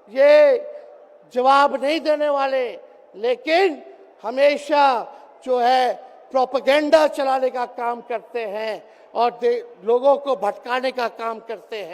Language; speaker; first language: Hindi; native; Hindi